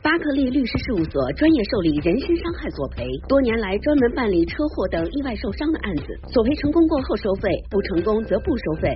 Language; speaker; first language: Chinese; native; Chinese